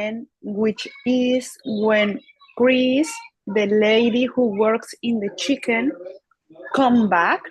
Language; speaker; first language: English; non-native, learner; Spanish